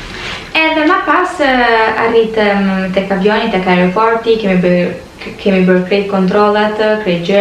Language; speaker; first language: Albanian; early bilingual, heritage; Albanian